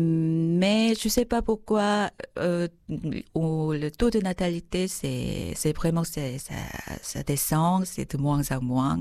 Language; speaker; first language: French; non-native, fluent; Korean